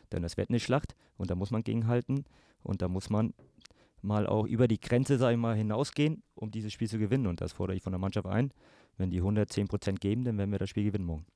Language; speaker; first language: German; native; German